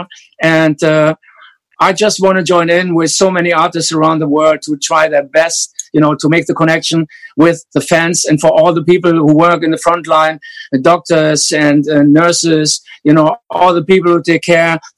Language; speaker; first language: English; non-native, fluent; German